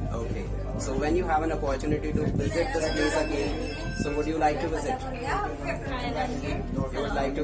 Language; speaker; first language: English; non-native, fluent; Hindi